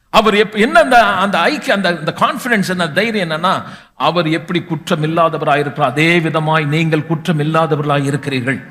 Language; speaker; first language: Tamil; non-native, local second language; Malayalam